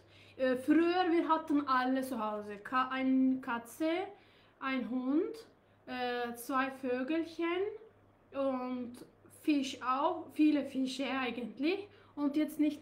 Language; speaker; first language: German; non-native, learner; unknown